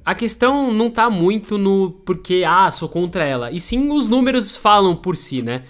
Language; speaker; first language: Portuguese; native; Portuguese